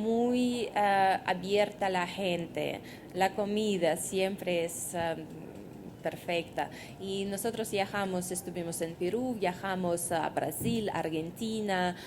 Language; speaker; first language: Spanish; non-native, fluent; Russian